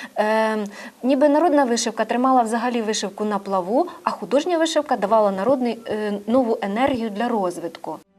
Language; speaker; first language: Ukrainian; native; Ukrainian